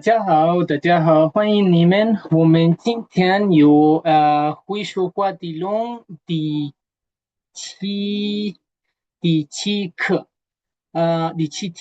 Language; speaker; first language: Chinese; non-native, fluent; Spanish